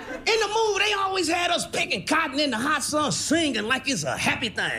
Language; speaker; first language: English; native; English